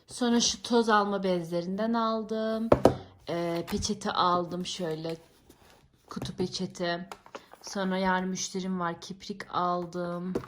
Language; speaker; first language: Turkish; early bilingual, heritage; Turkish